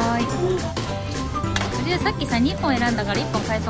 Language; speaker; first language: Japanese; native; Japanese